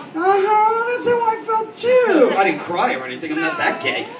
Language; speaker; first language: English; native; English